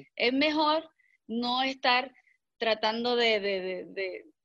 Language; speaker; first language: Spanish; native; Spanish